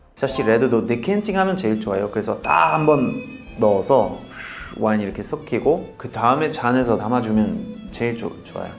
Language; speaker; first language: Korean; non-native, fluent; French